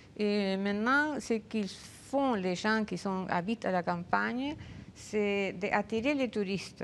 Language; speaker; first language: French; non-native, fluent; Spanish